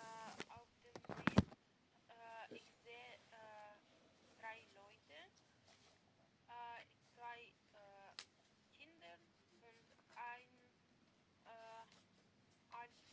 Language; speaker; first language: German; non-native, learner; Macedonian